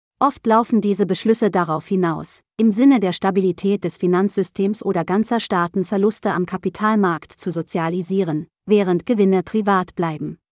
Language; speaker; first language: German; native; German